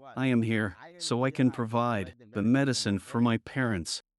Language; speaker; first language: English; non-native, fluent; Burmese